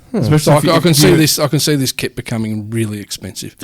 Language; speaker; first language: English; native; English